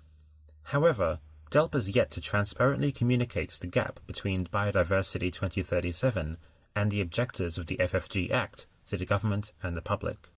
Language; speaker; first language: English; native; English